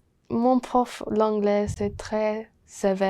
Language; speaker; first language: French; non-native, learner; English